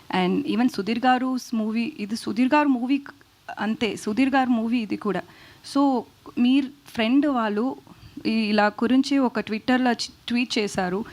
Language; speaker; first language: Telugu; non-native, learner; Tamil